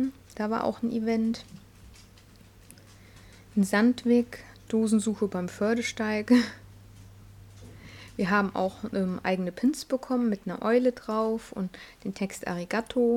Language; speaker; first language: German; native; German